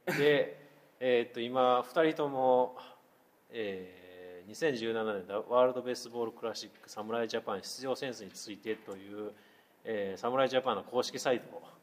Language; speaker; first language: Japanese; native; Japanese